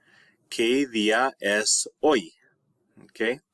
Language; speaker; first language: Spanish; non-native, fluent; English